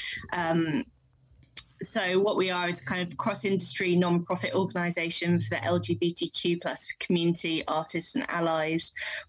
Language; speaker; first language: English; native; English